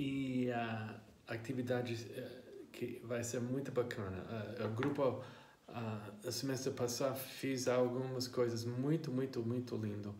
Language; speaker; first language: Portuguese; non-native, fluent; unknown